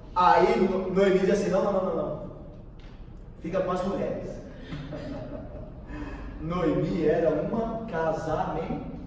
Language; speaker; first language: Portuguese; native; Portuguese